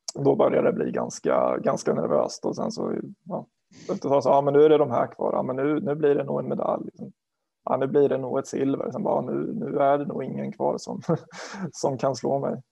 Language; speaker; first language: Swedish; native; Swedish